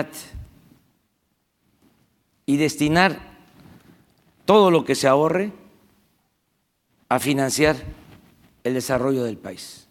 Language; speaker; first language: Spanish; native; Spanish